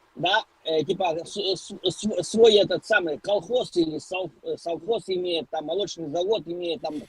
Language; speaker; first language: Russian; non-native, local second language; Ukrainian